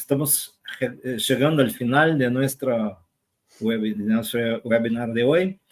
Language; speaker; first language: Spanish; non-native, fluent; Portuguese